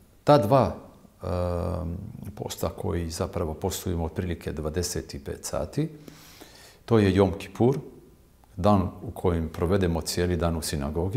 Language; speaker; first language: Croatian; non-native, fluent; Hebrew